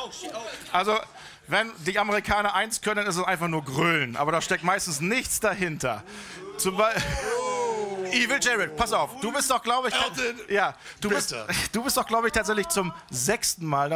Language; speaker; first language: German; native; German